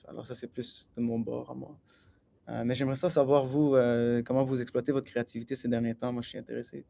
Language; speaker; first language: French; native; French